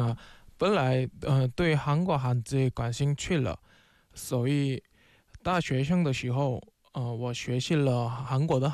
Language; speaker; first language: Chinese; non-native, learner; Korean